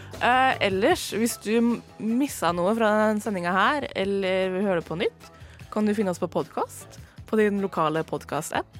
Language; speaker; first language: Norwegian; native; Norwegian